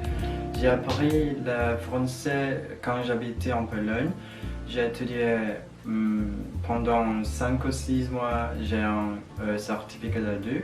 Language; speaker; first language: French; non-native, learner; Indonesian